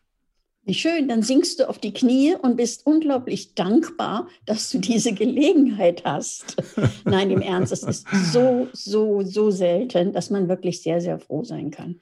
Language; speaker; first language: German; native; German